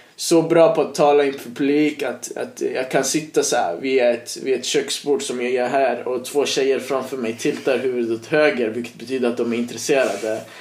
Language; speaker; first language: Swedish; early bilingual, other home language; Persian